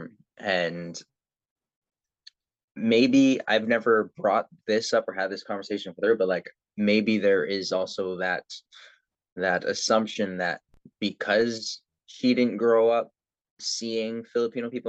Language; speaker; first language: English; native; English